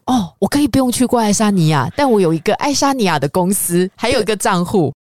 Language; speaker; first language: Chinese; native; Chinese